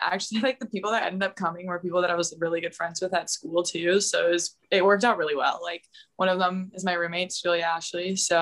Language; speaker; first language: English; native; English